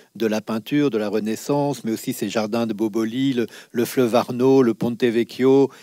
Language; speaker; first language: French; native; French